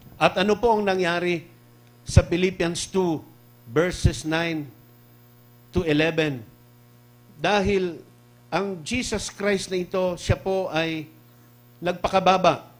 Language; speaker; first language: Filipino; non-native, local second language; Cebuano